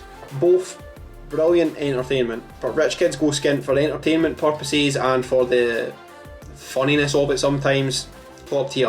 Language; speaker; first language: English; native; English